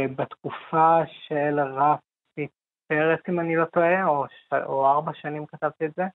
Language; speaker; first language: Hebrew; early bilingual, other home language; Hindi